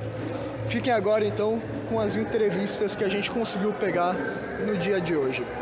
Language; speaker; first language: Portuguese; native; Portuguese